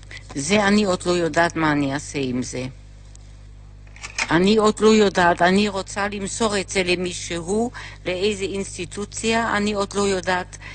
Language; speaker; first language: Hebrew; non-native, fluent; German